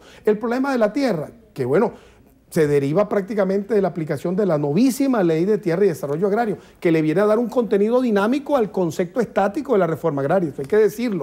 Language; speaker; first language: Spanish; native; Spanish